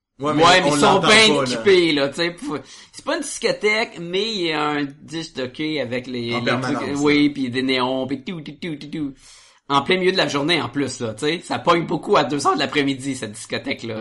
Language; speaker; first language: French; native; French